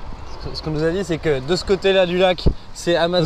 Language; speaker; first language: French; native; French